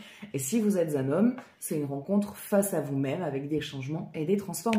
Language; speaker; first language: French; native; French